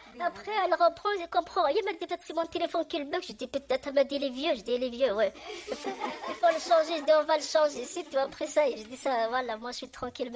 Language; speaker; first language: French; non-native, learner; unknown